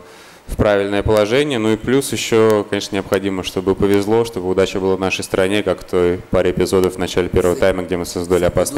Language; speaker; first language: Russian; native; Russian